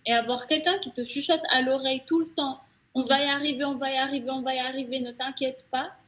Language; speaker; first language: French; non-native, local second language; Arabic